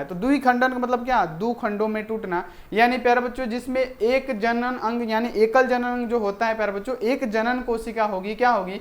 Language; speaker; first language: Hindi; native; Hindi